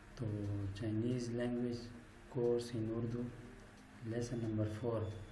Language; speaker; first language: Urdu; native; Urdu